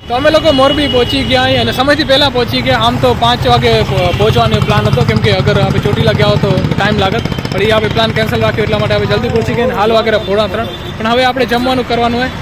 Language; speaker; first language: Gujarati; native; Gujarati